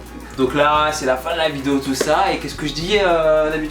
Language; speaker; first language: French; native; French